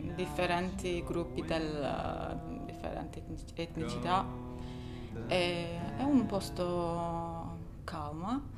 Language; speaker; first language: Italian; non-native, learner; Turkish